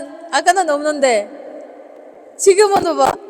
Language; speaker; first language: Korean; non-native, learner; Filipino